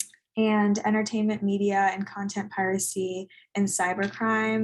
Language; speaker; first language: English; native; English